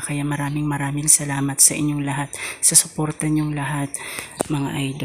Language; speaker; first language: Filipino; native; Filipino